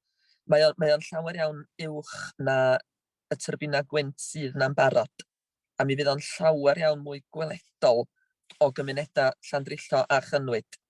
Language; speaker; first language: Welsh; native; Welsh